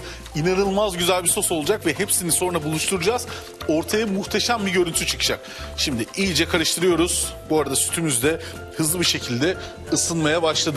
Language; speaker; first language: Turkish; native; Turkish